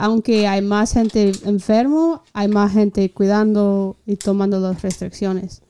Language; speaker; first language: Spanish; non-native, fluent; English